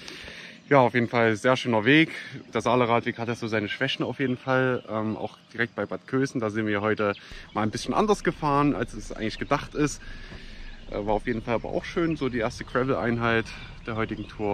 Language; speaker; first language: German; native; German